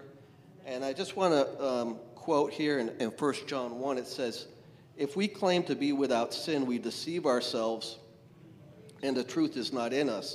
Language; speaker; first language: English; native; English